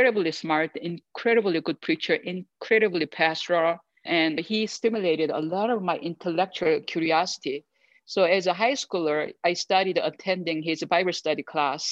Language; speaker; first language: English; non-native, fluent; Korean